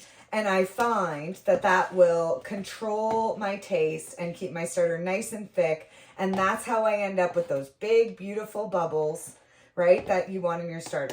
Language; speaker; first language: English; native; English